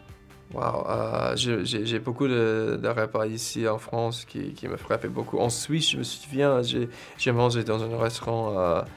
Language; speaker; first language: French; non-native, fluent; English